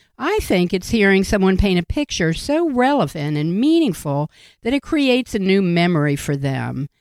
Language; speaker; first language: English; native; English